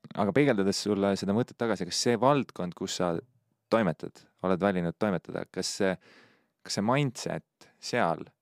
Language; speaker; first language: Estonian; native; Estonian